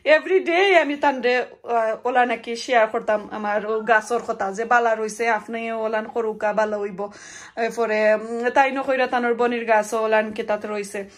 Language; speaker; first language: Bangla; non-native, local second language; Sylheti